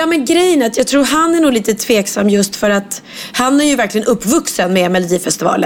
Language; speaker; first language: Swedish; native; Swedish